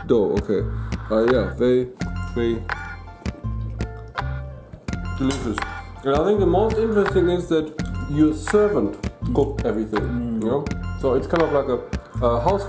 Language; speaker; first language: English; non-native, fluent; German